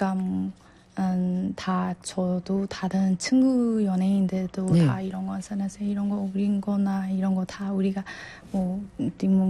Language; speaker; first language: Korean; non-native, learner; Burmese